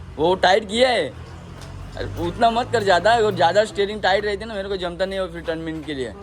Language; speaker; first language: Hindi; non-native, local second language; Marathi